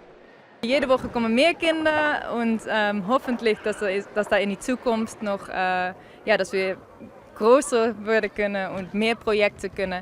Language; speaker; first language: German; non-native, fluent; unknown